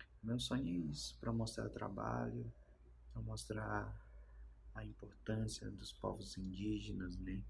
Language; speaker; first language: Portuguese; non-native, local second language; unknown